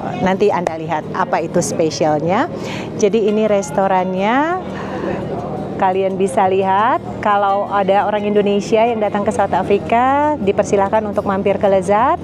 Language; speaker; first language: Indonesian; native; Indonesian